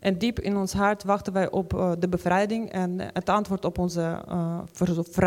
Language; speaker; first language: Dutch; non-native, fluent; Ukrainian